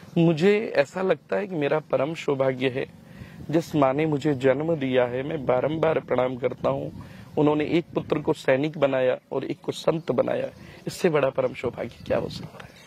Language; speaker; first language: Hindi; native; Hindi